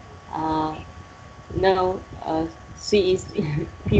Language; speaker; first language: English; non-native, learner; Vietnamese